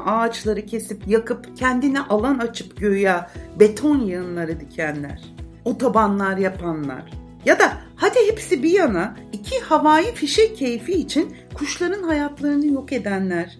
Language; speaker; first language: Turkish; native; Turkish